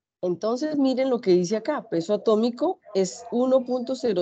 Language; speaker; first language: Spanish; native; Spanish